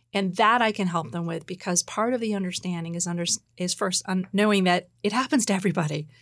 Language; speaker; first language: English; native; English